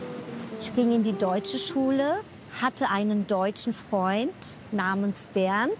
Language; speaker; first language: German; early bilingual, other home language; Portuguese